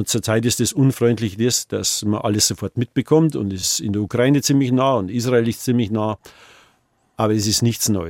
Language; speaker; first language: German; native; German